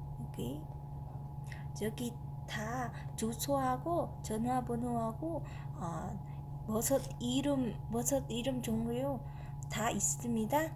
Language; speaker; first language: Korean; non-native, fluent; Vietnamese